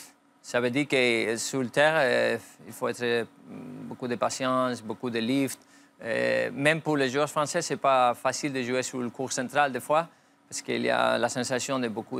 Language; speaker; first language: French; non-native, fluent; Spanish